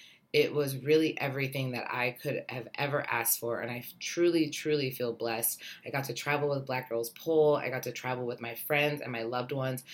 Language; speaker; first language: English; native; English